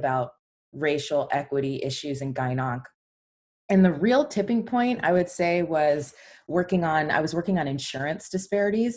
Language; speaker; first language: English; native; English